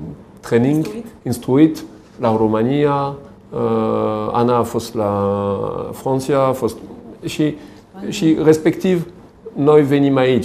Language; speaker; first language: Romanian; non-native, learner; French